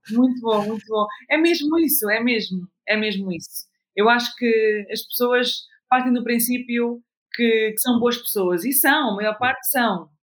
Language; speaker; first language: Portuguese; native; Portuguese